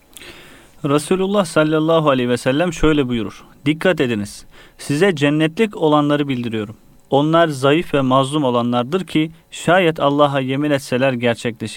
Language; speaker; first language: Turkish; native; Turkish